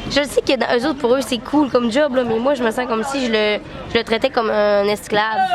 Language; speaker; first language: French; native; French